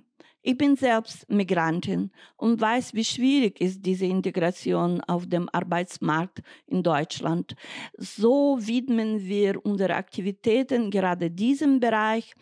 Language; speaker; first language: German; non-native, fluent; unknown